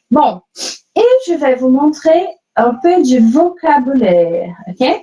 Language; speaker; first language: French; non-native, fluent; Portuguese